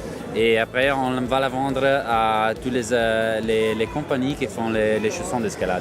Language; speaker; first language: French; non-native, fluent; Italian